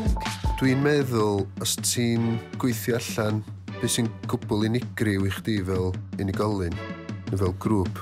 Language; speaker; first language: Welsh; native; Welsh